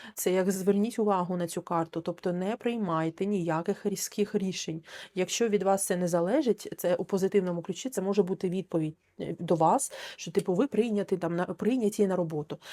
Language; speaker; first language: Ukrainian; non-native, local second language; Russian